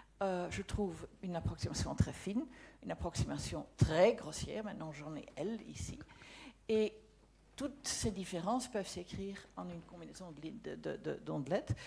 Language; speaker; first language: French; non-native, local second language; Dutch